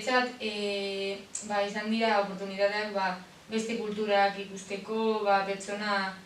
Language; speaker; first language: Basque; non-native, local second language; Spanish